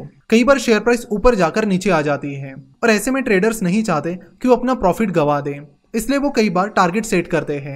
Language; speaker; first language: Hindi; non-native, local second language; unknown